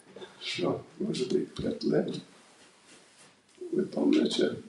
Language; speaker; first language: Russian; non-native, learner; English